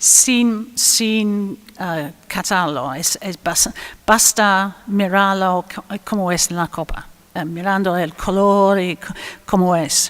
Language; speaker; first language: Spanish; non-native, fluent; English